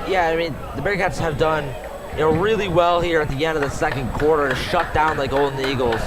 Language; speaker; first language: English; native; English